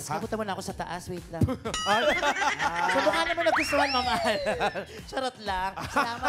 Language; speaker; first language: Filipino; non-native, local second language; Hiligaynon